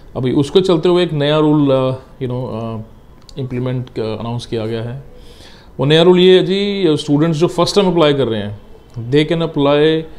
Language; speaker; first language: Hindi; non-native, local second language; Punjabi